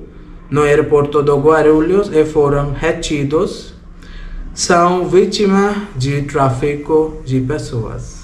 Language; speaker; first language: Portuguese; non-native, learner; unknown